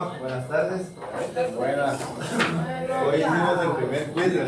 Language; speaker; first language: Spanish; native; Spanish